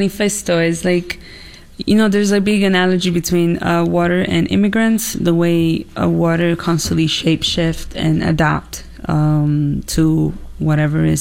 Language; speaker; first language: English; non-native, fluent; Italian